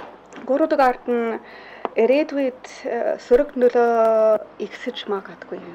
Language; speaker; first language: Mongolian; non-native, fluent; English